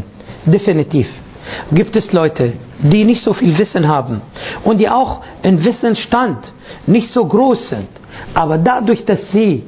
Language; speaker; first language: German; non-native, fluent; Arabic